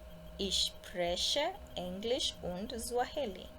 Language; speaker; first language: German; non-native, fluent; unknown